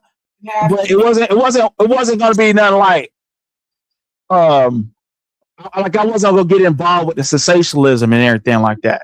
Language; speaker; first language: English; native; English